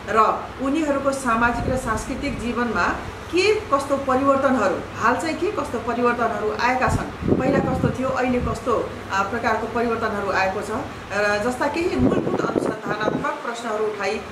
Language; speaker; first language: Nepali; non-native, local second language; Rana Tharu